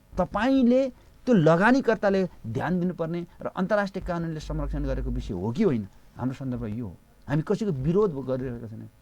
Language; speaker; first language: Nepali; non-native, local second language; Eastern Tamang